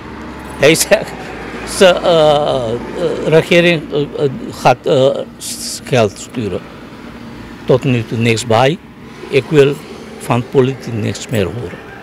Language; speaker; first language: Dutch; non-native, local second language; Caribbean Hindustani